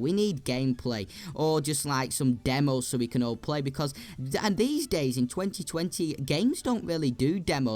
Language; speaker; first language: English; native; English